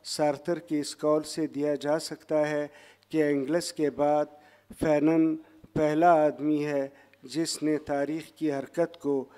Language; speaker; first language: Urdu; non-native, local second language; Pashto